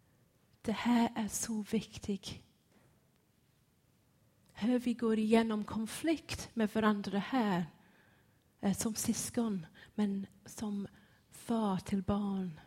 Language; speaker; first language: Swedish; non-native, fluent; English